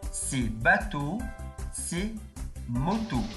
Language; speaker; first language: French; non-native, fluent; Portuguese